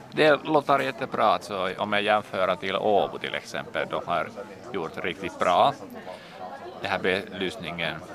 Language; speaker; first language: Swedish; non-native, local second language; Finnish